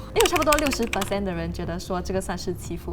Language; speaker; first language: Chinese; native; Chinese